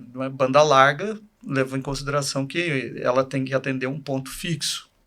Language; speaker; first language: Portuguese; native; Portuguese